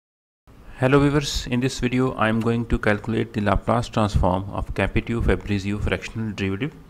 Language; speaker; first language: English; non-native, local second language; Urdu